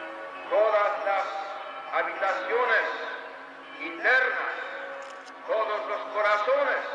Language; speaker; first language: Spanish; non-native, fluent; Polish